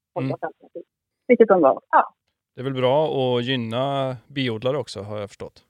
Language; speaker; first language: Swedish; native; Swedish